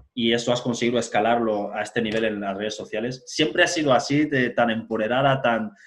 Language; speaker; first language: Spanish; non-native, local second language; Fang